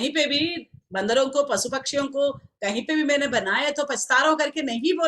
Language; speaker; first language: Hindi; non-native, local second language; Telugu